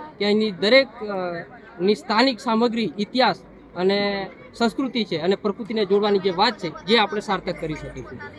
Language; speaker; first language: Gujarati; non-native, local second language; Rathawi